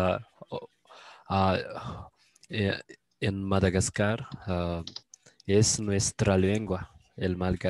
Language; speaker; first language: Spanish; non-native, learner; Malagasy